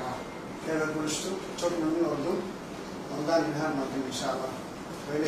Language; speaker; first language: Turkish; non-native, fluent; Somali